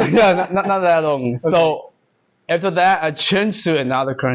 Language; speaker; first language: English; non-native, learner; Chinese